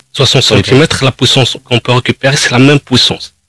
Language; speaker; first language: French; non-native, local second language; Arabic